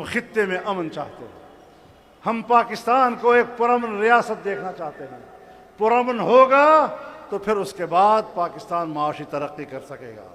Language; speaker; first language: Urdu; non-native, local second language; Pashto